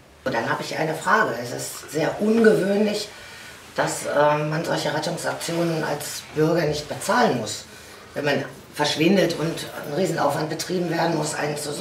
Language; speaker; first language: German; native; German